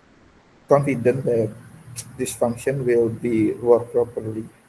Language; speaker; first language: English; non-native, learner; Indonesian